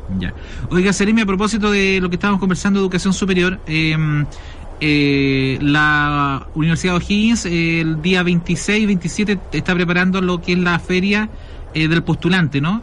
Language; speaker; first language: Spanish; native; Spanish